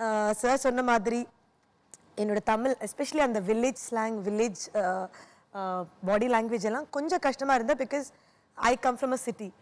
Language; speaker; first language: Tamil; non-native, fluent; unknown